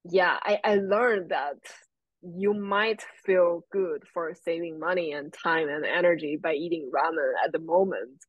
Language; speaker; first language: English; non-native, fluent; Chinese